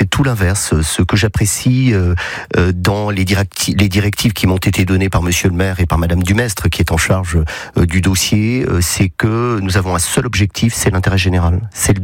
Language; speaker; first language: French; native; French